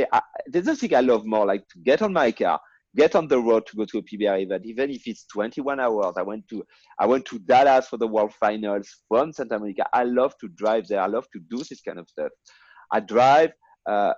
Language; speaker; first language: English; non-native, fluent; French